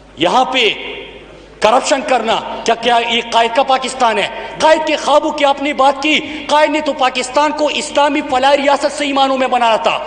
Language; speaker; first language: Urdu; non-native, local second language; Pashto